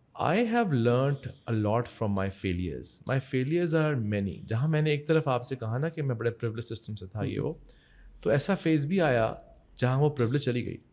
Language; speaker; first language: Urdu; native; Urdu